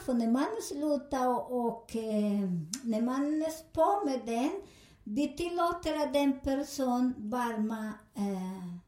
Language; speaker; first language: Swedish; non-native, learner; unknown